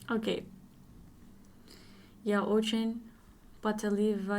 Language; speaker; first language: Russian; non-native, learner; English